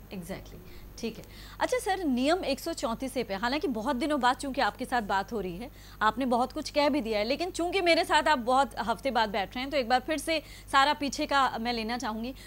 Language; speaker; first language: Hindi; native; Hindi